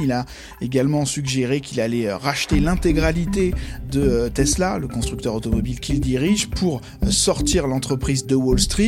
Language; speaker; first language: French; native; French